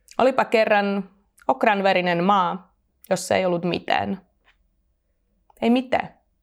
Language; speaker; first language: Finnish; non-native, fluent; Slovak